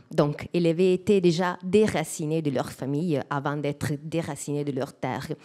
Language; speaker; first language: French; non-native, fluent; Italian